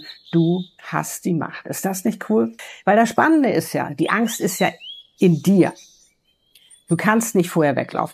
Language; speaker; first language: German; native; German